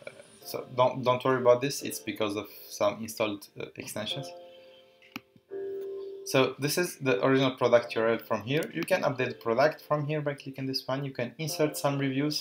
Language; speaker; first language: English; non-native, fluent; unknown